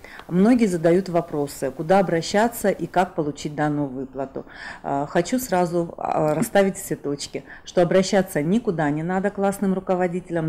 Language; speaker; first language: Russian; native; Russian